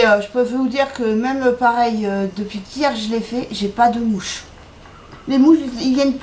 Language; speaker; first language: French; native; French